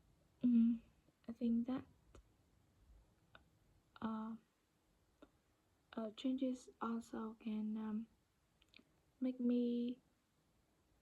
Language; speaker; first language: English; non-native, learner; Vietnamese